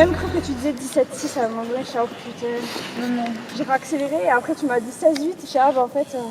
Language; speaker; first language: French; native; French